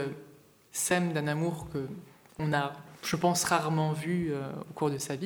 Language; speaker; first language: French; native; French